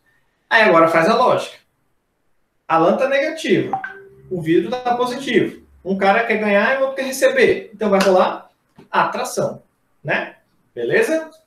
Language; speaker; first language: Portuguese; native; Portuguese